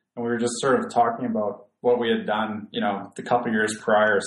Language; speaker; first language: English; native; English